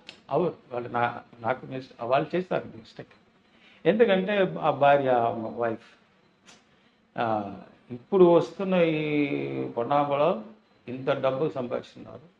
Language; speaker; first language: Telugu; non-native, learner; Tamil